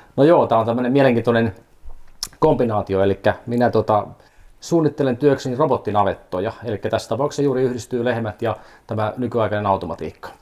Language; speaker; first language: Finnish; native; Finnish